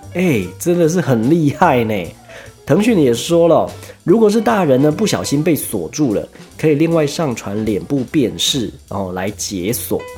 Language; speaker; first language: Chinese; native; Chinese